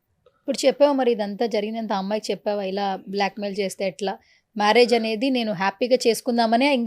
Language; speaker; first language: Telugu; native; Telugu